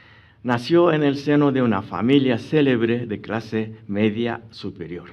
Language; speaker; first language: Spanish; non-native, fluent; Japanese